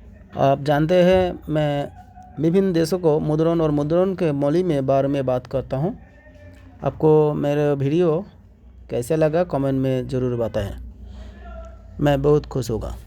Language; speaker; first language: Hindi; non-native, learner; Bangla